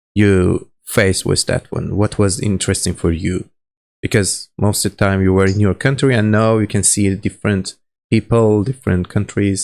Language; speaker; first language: English; non-native, learner; Persian